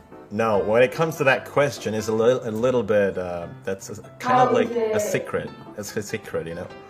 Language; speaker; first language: English; non-native, fluent; Indonesian